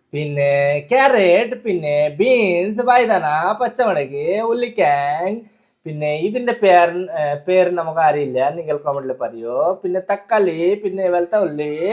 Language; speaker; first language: Malayalam; non-native, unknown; Bangla